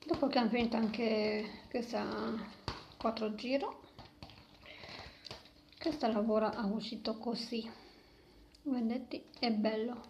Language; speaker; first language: Italian; non-native, learner; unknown